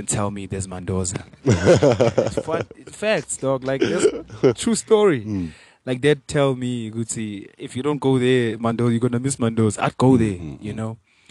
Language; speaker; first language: English; non-native, local second language; Venda